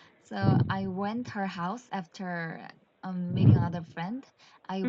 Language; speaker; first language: English; non-native, learner; Korean